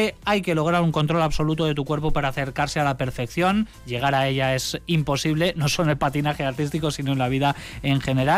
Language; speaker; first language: Spanish; native; Spanish